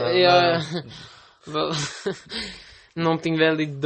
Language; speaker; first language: Swedish; non-native, local second language; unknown